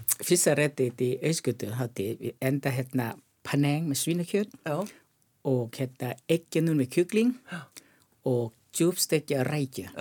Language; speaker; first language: Icelandic; non-native, learner; Thai